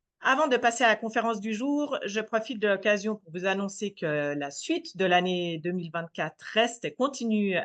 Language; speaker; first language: French; native; French